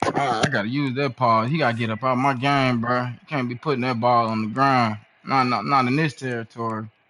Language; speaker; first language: English; native; English